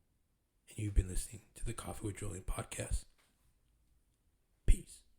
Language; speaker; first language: English; native; English